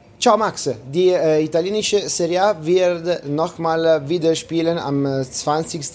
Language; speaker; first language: German; non-native, learner; Italian